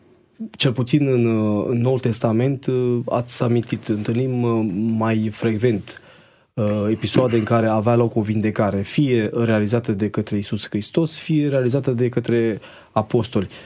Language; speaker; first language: Romanian; native; Romanian